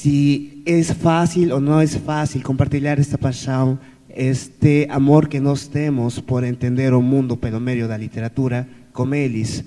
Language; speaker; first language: Portuguese; non-native, fluent; Spanish